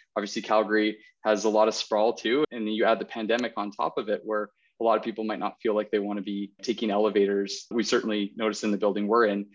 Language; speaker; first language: English; native; English